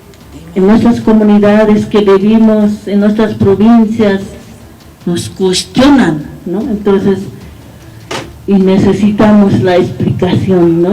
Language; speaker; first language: Spanish; non-native, local second language; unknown